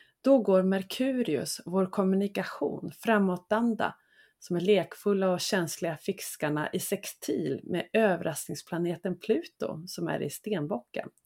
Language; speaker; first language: Swedish; native; Swedish